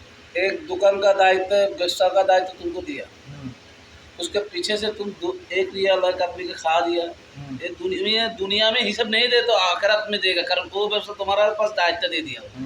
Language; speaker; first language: Hindi; non-native, learner; Bangla